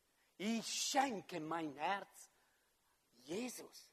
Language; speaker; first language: German; non-native, fluent; French